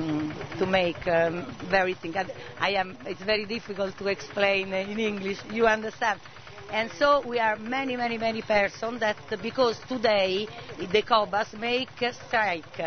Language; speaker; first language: English; non-native, learner; Italian